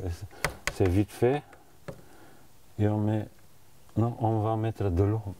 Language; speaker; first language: French; non-native, fluent; Bulgarian